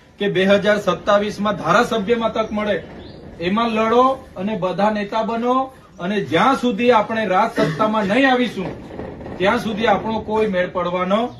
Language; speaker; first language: Gujarati; non-native, local second language; Vasavi